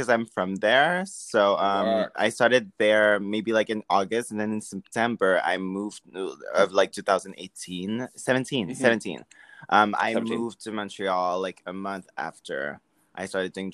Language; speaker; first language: English; non-native, fluent; French